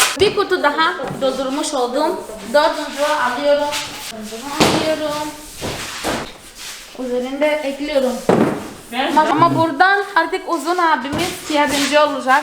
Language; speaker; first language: Turkish; non-native, fluent; Portuguese